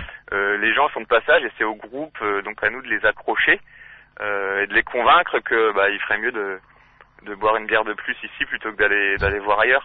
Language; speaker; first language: French; native; French